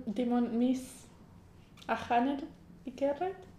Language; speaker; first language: Welsh; non-native, learner; Spanish